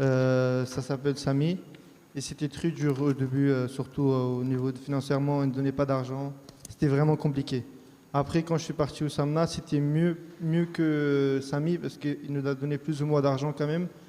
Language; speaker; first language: French; early bilingual, other home language; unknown